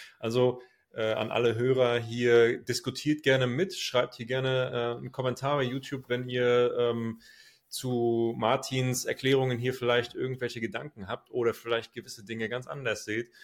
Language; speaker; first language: German; native; German